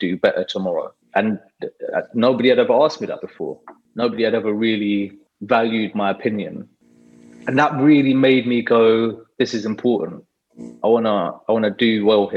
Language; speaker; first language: English; native; English